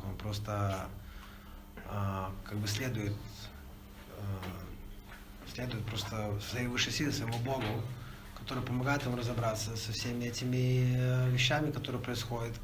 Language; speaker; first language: Russian; native; Russian